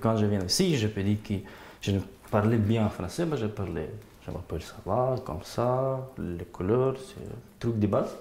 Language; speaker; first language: French; non-native, learner; Gagauz